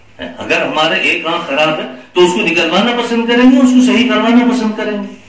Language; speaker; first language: Urdu; native; Urdu